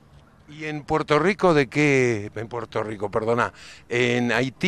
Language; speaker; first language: Spanish; native; Spanish